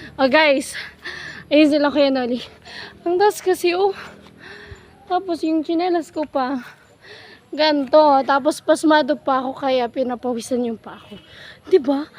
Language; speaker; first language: Filipino; non-native, local second language; Bikol